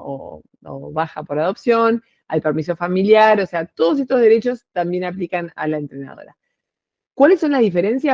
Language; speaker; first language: Spanish; native; Spanish